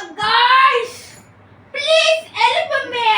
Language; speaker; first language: English; non-native, local second language; Tamil